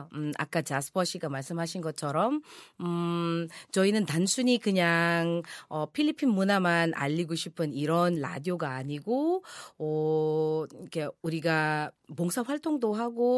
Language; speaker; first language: Korean; non-native, fluent; Filipino